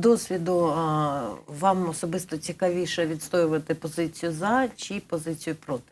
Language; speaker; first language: Ukrainian; native; Ukrainian